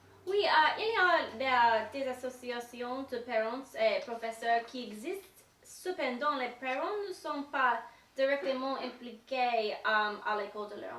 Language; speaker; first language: French; non-native, learner; English